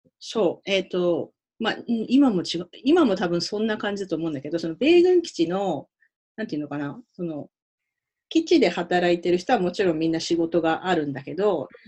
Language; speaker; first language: Japanese; native; Japanese